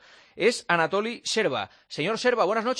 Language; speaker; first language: Spanish; native; Spanish